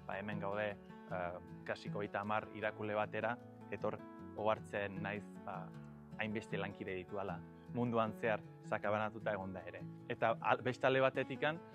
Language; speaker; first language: Basque; non-native, fluent; English